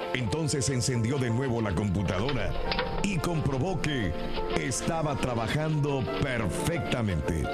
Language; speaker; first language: Spanish; native; Spanish